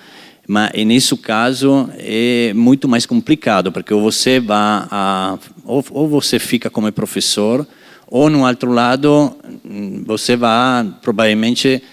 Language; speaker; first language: Portuguese; non-native, fluent; Italian